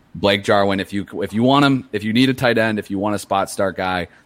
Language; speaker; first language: English; native; English